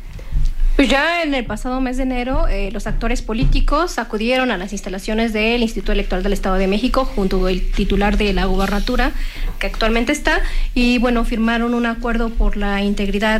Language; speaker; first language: Spanish; native; Spanish